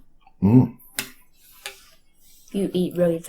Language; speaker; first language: English; native; English